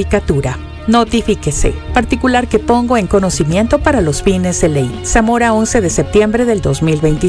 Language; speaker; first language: Spanish; native; Spanish